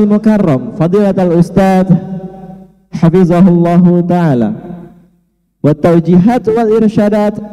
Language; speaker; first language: Arabic; non-native, learner; Indonesian